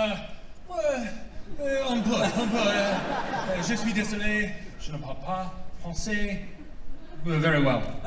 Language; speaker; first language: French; non-native, learner; English